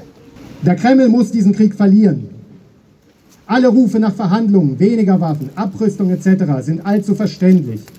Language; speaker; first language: German; native; German